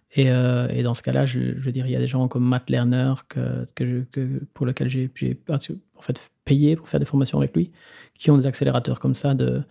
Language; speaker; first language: French; native; French